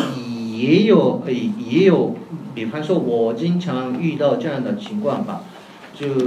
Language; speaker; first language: Chinese; non-native, fluent; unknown